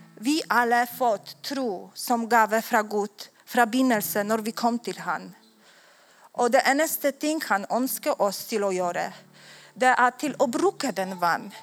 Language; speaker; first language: Swedish; non-native, learner; Polish